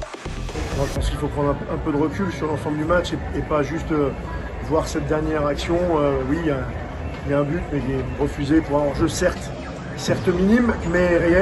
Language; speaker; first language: French; native; French